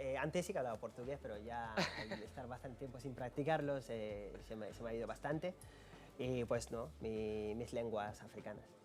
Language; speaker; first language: Spanish; non-native, fluent; Wolof